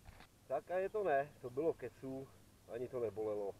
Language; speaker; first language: Czech; native; Czech